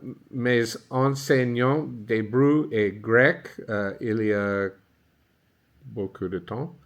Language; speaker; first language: French; non-native, learner; English